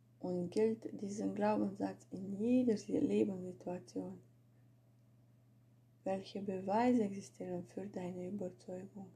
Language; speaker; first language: German; non-native, fluent; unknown